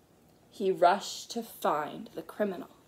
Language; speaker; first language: English; native; English